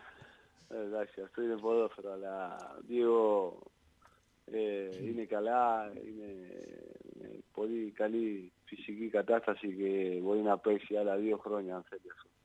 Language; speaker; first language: Greek; non-native, learner; Spanish